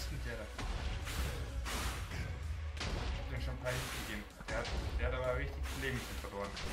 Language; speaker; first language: German; native; German